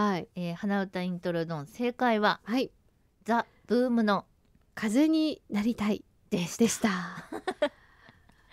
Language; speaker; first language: Japanese; native; Japanese